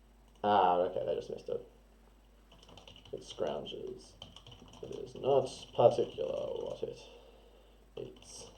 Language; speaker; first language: English; native; English